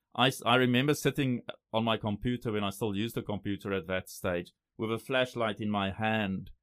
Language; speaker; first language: English; non-native, local second language; Afrikaans